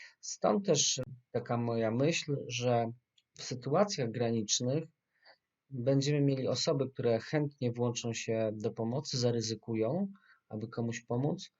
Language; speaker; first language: Polish; native; Polish